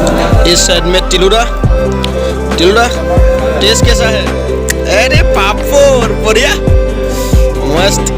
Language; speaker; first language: Hindi; non-native, local second language; Assamese